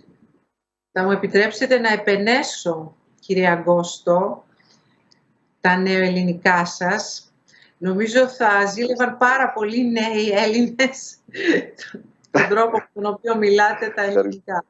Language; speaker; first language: Greek; native; Greek